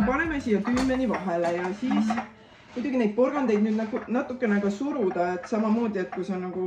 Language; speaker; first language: Estonian; native; Estonian